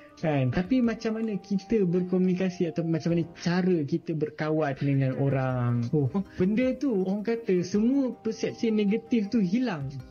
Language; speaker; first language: Malay; native; Malay